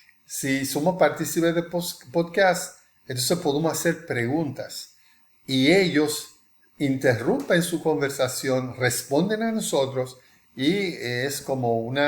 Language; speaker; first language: Spanish; non-native, fluent; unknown